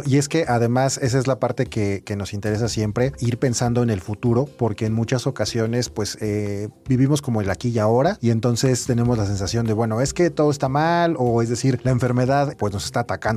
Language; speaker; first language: Spanish; native; Spanish